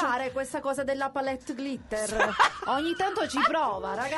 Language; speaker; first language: Italian; native; Italian